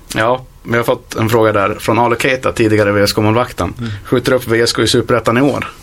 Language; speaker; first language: Swedish; native; Swedish